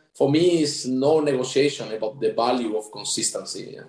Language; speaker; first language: English; non-native, fluent; Spanish